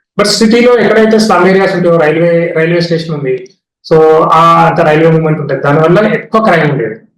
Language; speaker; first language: Telugu; native; Telugu